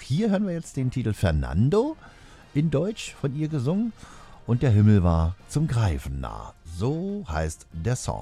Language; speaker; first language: German; native; German